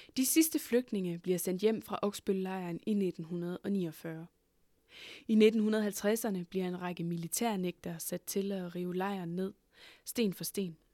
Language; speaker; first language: Danish; native; Danish